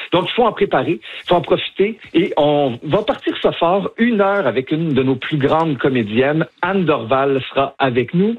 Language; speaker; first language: French; native; French